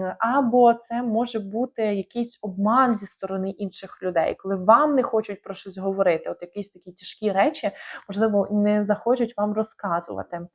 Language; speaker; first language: Ukrainian; non-native, local second language; Russian